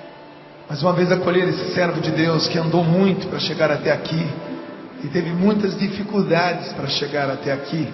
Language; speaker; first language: Portuguese; native; Portuguese